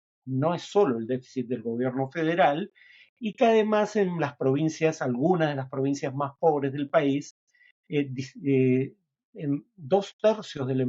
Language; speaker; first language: Spanish; native; Spanish